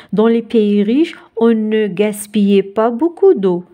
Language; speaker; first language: French; non-native, local second language; Arabic